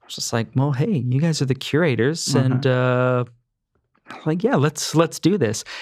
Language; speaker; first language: English; native; English